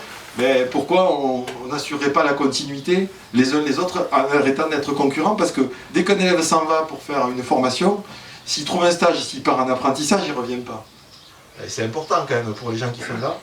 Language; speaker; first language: French; native; French